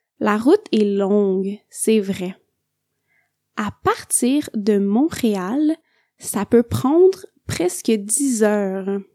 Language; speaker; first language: French; native; French